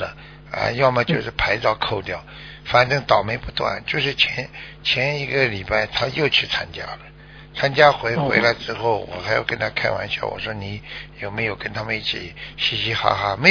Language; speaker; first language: Chinese; native; Chinese